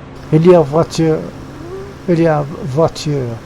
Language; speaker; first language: French; non-native, learner; English